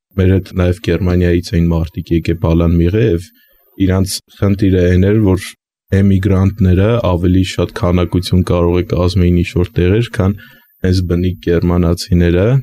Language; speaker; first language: Armenian; native; Armenian